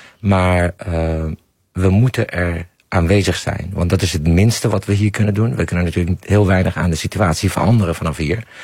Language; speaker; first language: Dutch; non-native, fluent; Persian